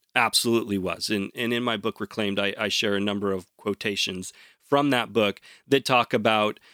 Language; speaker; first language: English; native; English